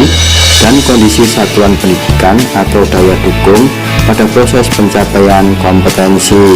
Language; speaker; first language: Indonesian; native; Indonesian